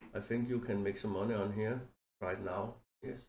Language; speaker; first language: English; non-native, learner; Danish